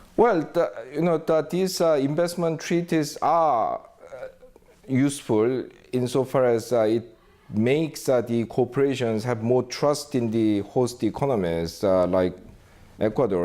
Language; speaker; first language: English; non-native, fluent; Korean